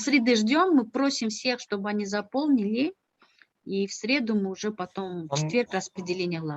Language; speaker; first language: Russian; non-native, local second language; Kyrgyz